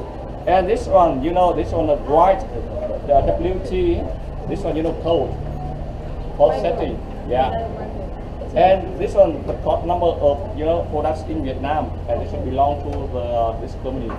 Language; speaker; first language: English; non-native, learner; Vietnamese